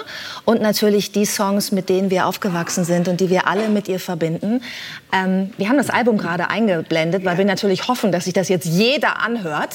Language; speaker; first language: German; native; German